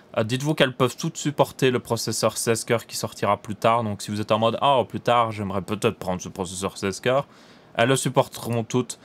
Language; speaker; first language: French; native; French